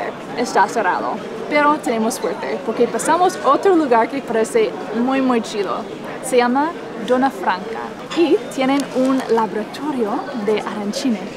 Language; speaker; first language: Spanish; non-native, fluent; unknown